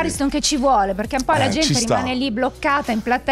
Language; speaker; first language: Italian; native; Italian